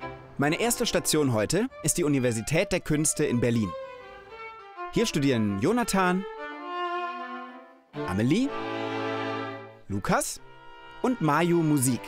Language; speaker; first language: German; native; German